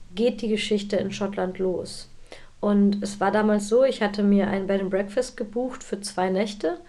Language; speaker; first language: German; native; German